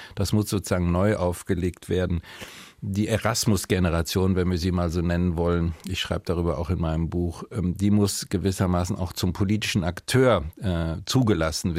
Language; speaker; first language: German; native; German